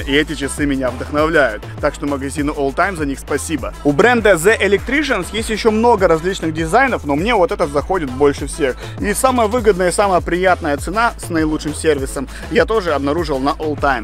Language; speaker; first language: Russian; native; Russian